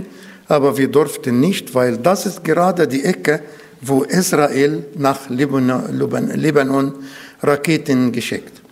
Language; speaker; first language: German; non-native, fluent; Arabic